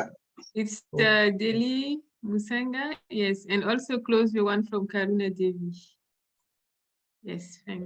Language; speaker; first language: English; non-native, fluent; French